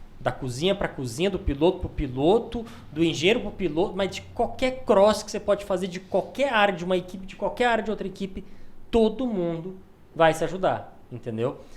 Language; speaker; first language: Portuguese; early bilingual, other home language; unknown